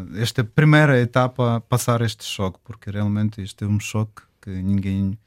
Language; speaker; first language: Portuguese; non-native, fluent; Ukrainian